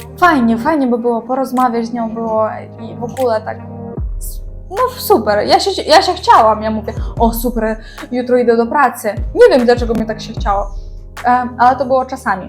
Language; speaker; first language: Polish; non-native, learner; Ukrainian